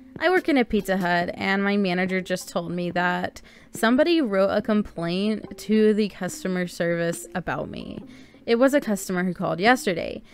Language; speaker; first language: English; native; English